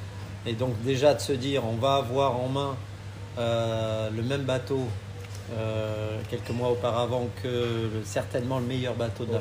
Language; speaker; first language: French; native; French